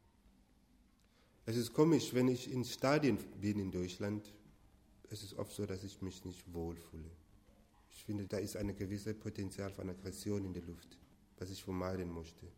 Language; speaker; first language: German; non-native, fluent; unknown